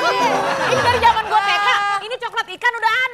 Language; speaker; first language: Indonesian; native; Indonesian